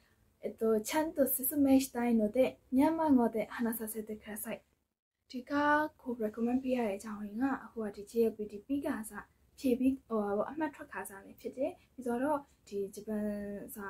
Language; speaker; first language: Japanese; non-native, fluent; Burmese